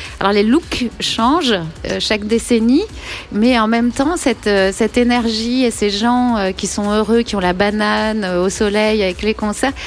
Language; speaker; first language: French; native; French